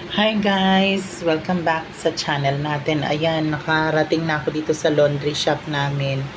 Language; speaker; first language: Filipino; non-native, local second language; Cebuano